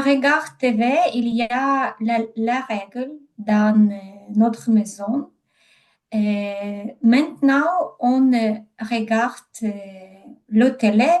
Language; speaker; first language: French; non-native, learner; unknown